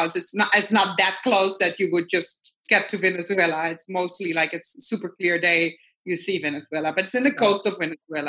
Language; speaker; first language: English; non-native, fluent; Dutch